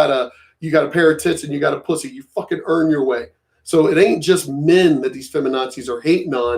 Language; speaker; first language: English; native; English